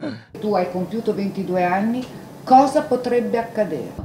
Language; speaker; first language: Italian; native; Italian